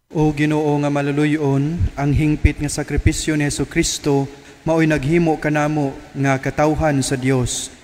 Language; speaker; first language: Cebuano; native; Cebuano